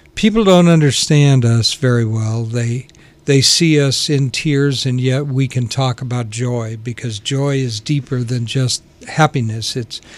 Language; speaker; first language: English; native; English